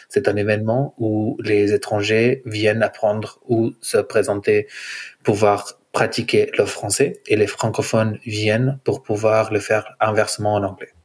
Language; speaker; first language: French; non-native, fluent; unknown